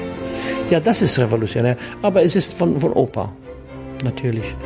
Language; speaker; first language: German; non-native, fluent; English